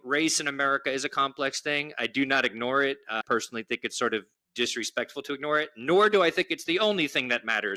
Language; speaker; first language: English; native; English